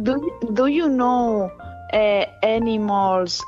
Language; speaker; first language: English; non-native, learner; Spanish